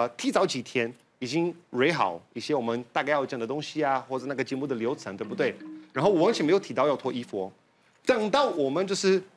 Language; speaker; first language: Chinese; non-native, fluent; Portuguese